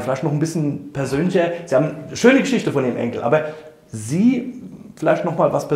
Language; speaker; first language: German; native; German